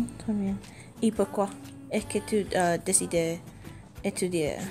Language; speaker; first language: French; non-native, learner; English